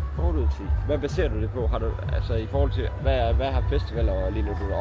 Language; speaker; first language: Danish; native; Danish